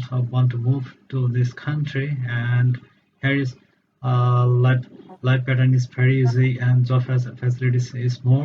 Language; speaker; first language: English; non-native, learner; Bangla